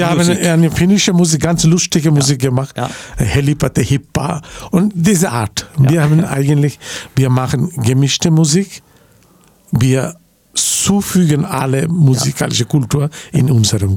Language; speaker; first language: German; non-native, learner; Bangla